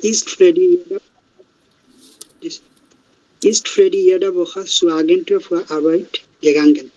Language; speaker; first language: German; non-native, learner; Bangla